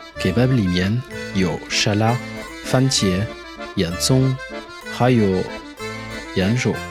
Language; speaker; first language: Chinese; non-native, learner; French